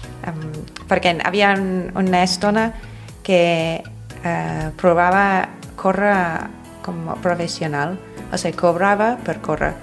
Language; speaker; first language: Catalan; non-native, fluent; English